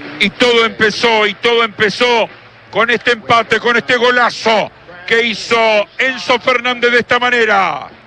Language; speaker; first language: Spanish; native; Spanish